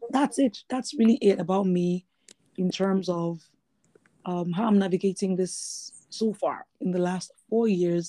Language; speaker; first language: English; non-native, local second language; Yoruba